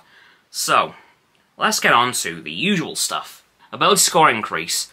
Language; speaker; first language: English; native; English